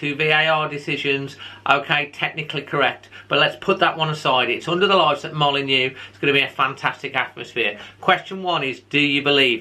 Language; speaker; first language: English; native; English